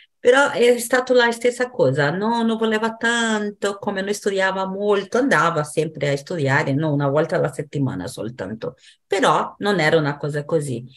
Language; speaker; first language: Italian; non-native, fluent; Portuguese